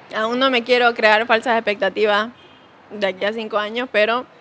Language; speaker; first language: Spanish; native; Spanish